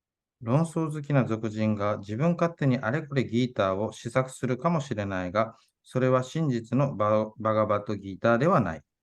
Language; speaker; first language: Japanese; native; Japanese